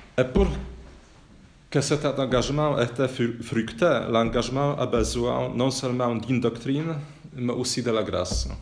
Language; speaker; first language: French; non-native, fluent; Polish